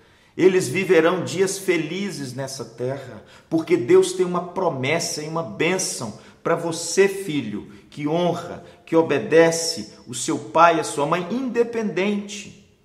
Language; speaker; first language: Portuguese; native; Portuguese